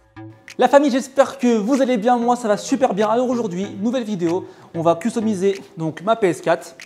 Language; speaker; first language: French; native; French